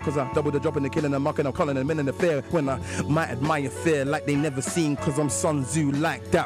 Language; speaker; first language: English; native; English